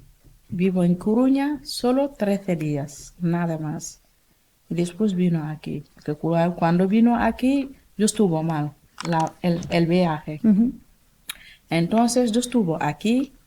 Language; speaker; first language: Spanish; non-native, learner; Wolof